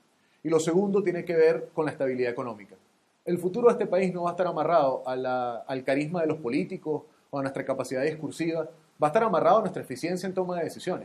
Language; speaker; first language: Spanish; native; Spanish